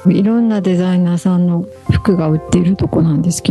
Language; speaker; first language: Japanese; native; Japanese